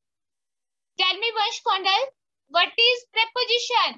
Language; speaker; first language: English; non-native, local second language; Hindi